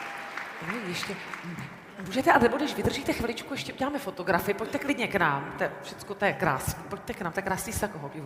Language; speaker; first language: Czech; native; Czech